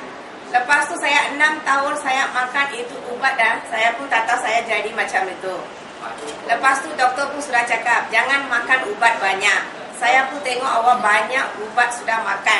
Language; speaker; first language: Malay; non-native, local second language; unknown